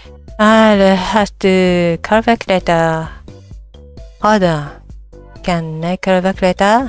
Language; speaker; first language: English; non-native, learner; Japanese